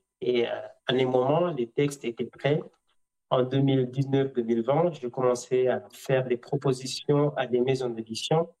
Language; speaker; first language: French; non-native, local second language; Comorian